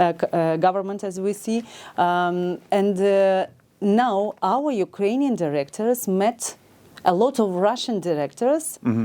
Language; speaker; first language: English; non-native, learner; Ukrainian